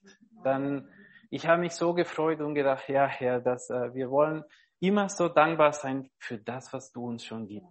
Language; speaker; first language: German; non-native, fluent; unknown